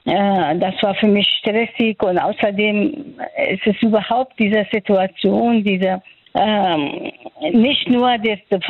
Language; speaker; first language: German; non-native, fluent; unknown